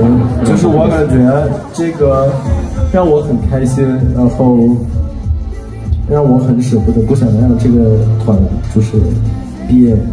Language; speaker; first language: Chinese; non-native, fluent; Thai